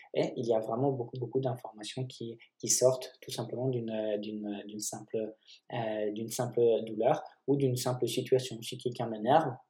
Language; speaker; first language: French; non-native, fluent; Polish